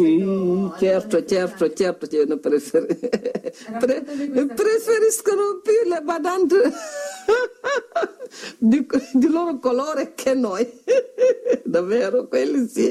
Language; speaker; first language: Italian; non-native, learner; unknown